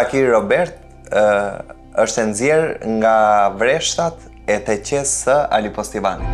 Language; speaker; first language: Albanian; native; Albanian